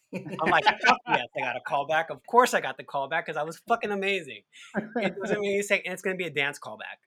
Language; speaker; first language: English; non-native, fluent; Spanish